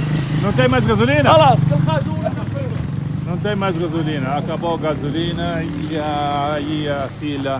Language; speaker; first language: Portuguese; non-native, local second language; Arabic